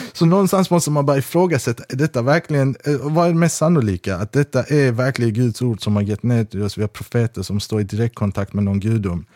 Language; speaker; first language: Swedish; early bilingual, other home language; Persian